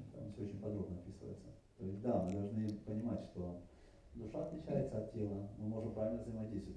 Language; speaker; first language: Russian; native; Russian